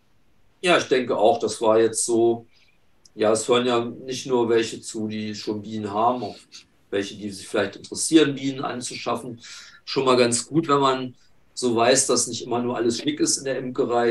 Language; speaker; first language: German; native; German